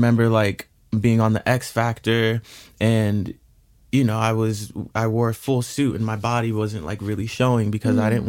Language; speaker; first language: English; native; English